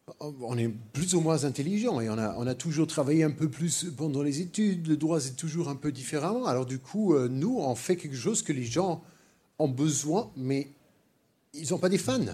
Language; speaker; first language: French; non-native, fluent; German